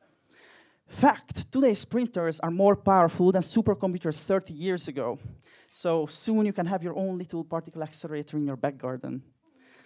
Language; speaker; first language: English; non-native, fluent; Hungarian